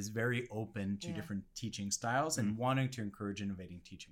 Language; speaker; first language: English; non-native, fluent; French